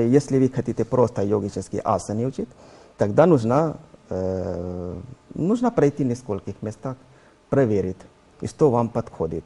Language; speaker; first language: Russian; non-native, learner; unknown